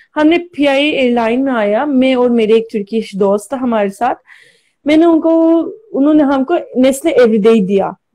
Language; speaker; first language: Hindi; non-native, learner; Turkish